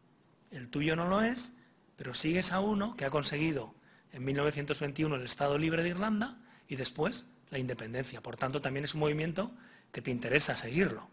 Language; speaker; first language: Spanish; native; Spanish